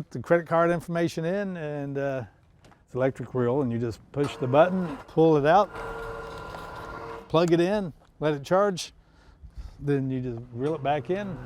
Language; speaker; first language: English; native; English